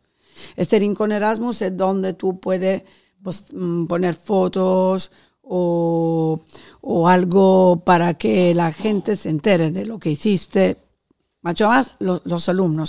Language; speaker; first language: Spanish; non-native, fluent; Italian